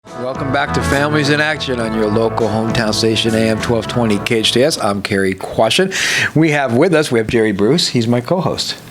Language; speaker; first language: English; native; English